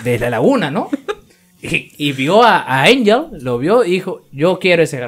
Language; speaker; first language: Spanish; native; Spanish